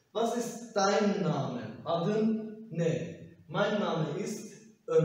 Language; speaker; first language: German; non-native, learner; Turkish